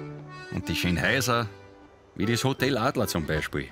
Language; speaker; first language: German; native; German